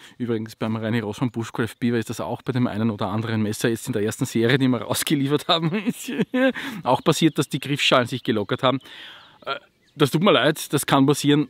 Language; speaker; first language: German; native; German